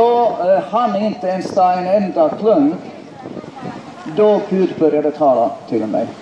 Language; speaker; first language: Swedish; non-native, fluent; Finnish